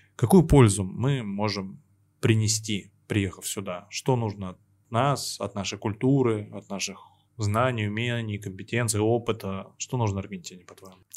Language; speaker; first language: Russian; native; Russian